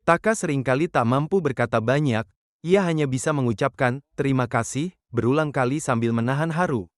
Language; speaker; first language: Indonesian; native; Indonesian